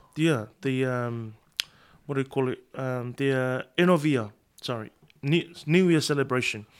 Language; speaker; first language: English; non-native, fluent; Samoan